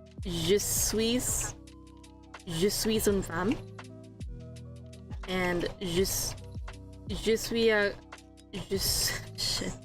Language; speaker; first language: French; non-native, learner; English